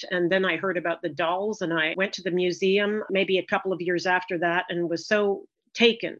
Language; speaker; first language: English; native; English